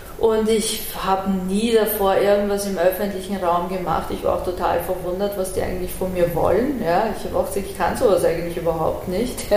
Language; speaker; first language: German; early bilingual, other home language; Persian